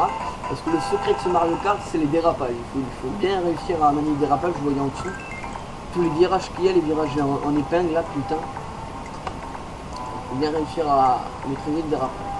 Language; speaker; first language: French; native; French